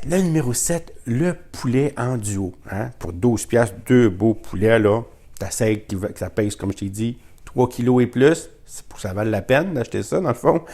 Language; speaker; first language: French; native; French